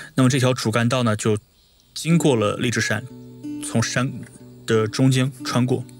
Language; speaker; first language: Chinese; native; Chinese